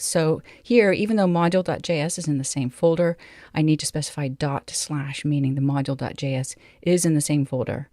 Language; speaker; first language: English; native; English